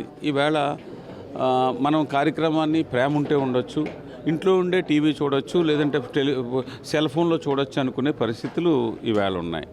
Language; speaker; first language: Telugu; native; Telugu